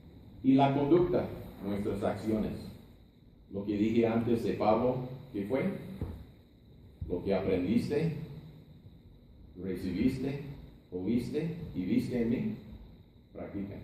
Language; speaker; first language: Spanish; non-native, fluent; English